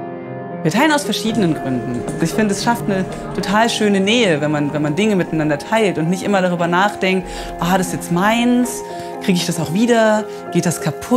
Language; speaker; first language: German; native; German